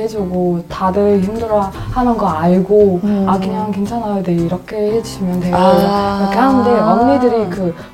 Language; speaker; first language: Korean; non-native, fluent; Mongolian